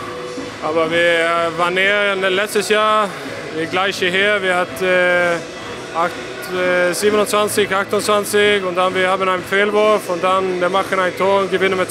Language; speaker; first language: German; non-native, learner; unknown